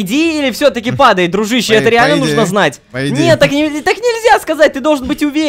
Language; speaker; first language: Russian; native; Russian